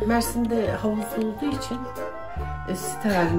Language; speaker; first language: Turkish; native; Turkish